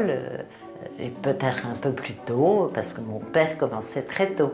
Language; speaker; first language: French; native; French